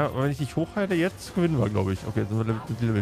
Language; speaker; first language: German; native; German